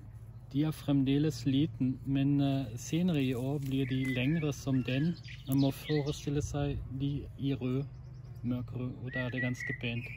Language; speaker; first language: Norwegian; non-native, fluent; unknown